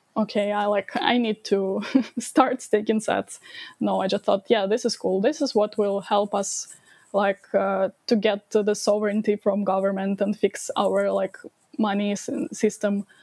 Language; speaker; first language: English; non-native, fluent; Ukrainian